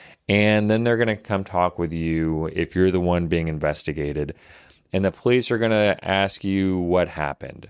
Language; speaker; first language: English; native; English